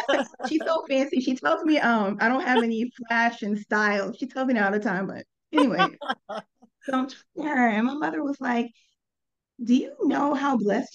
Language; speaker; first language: English; native; English